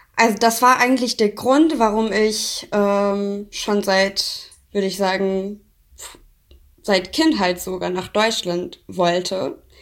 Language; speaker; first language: German; non-native, fluent; Persian